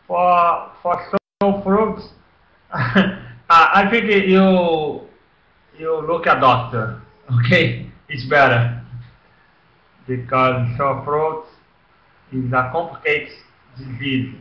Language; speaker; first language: English; non-native, learner; Portuguese